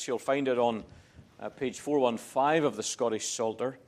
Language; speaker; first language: English; native; English